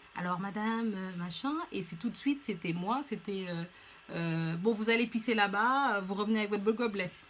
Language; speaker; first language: French; non-native, local second language; Fula